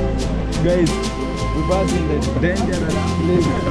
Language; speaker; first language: English; non-native, learner; Swahili